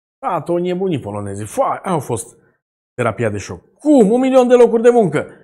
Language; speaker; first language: Romanian; native; Romanian